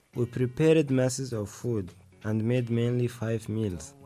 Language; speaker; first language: English; non-native, fluent; Arabic